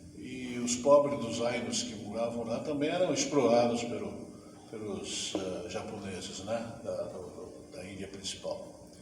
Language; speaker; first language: Portuguese; early bilingual, other home language; Japanese